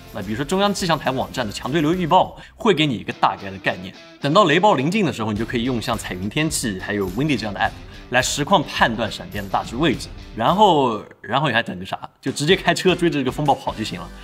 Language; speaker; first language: Chinese; native; Chinese